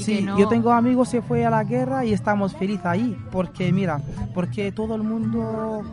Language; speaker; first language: Spanish; non-native, learner; Arabic